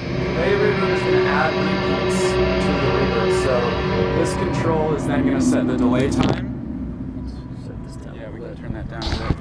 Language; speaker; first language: English; native; English